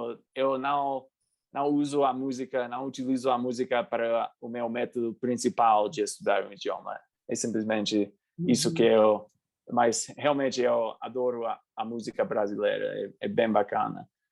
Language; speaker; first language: Portuguese; non-native, fluent; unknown